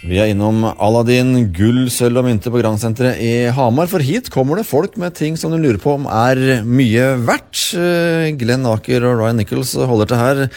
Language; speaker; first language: Norwegian; native; Norwegian